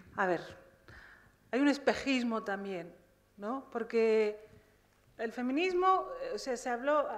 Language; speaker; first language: Spanish; early bilingual, other home language; Riffian